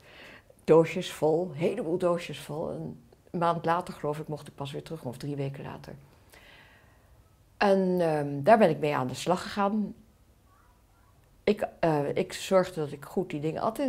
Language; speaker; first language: Dutch; native; Dutch